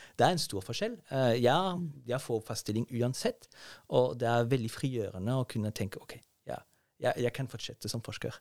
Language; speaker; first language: Norwegian; non-native, fluent; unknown